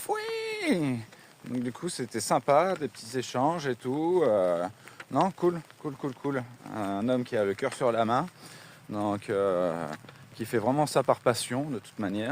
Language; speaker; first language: French; native; French